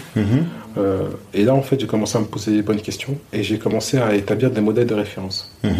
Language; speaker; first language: French; native; French